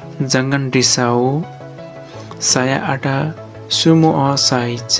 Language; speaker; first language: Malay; non-native, learner; Nepali